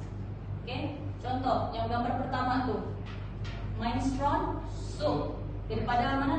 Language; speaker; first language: Malay; native; Malay